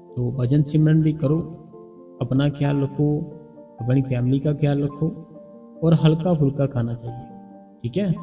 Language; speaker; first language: Hindi; non-native, local second language; Punjabi